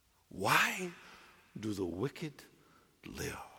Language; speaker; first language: English; native; English